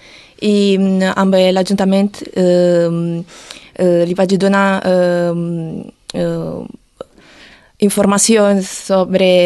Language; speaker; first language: Catalan; non-native, learner; Italian